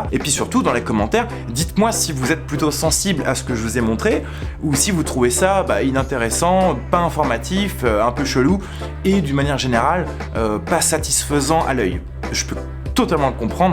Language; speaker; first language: French; native; French